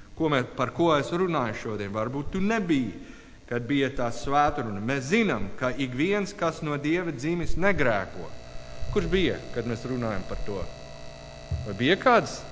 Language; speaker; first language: Latvian; non-native, learner; English